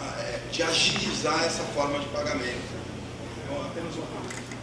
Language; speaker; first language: Portuguese; native; Portuguese